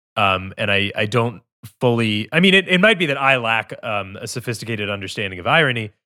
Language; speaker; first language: English; native; English